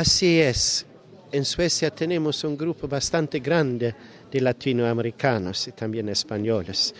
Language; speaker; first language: Spanish; non-native, fluent; Swedish